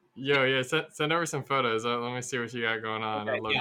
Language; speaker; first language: English; native; English